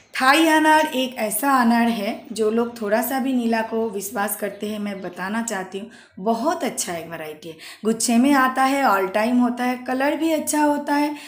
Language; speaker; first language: Hindi; non-native, local second language; Bangla